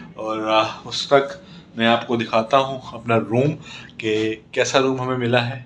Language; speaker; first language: Urdu; non-native, local second language; Punjabi